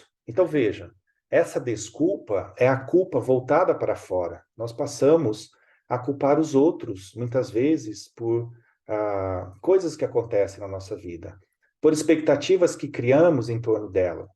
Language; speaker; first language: Portuguese; native; Portuguese